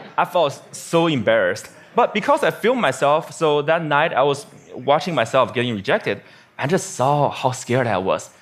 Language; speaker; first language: English; non-native, fluent; Chinese